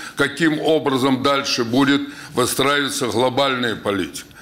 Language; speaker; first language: Russian; native; Russian